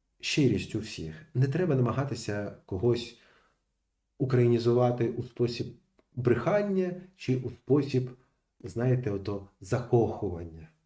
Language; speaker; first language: Ukrainian; non-native, local second language; Russian